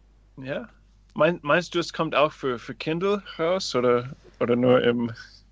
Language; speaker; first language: German; non-native, fluent; English